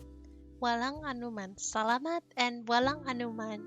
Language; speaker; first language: Filipino; non-native, learner; English